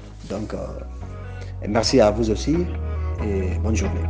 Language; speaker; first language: French; non-native, local second language; Bambara